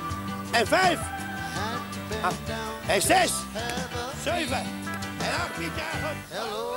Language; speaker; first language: Dutch; native; Dutch